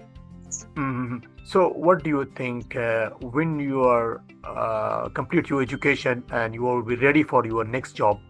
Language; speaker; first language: English; non-native, fluent; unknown